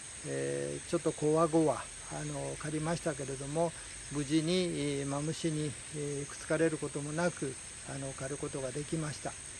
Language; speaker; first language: Japanese; native; Japanese